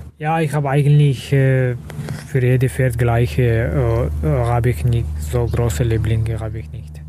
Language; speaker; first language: German; non-native, learner; Kazakh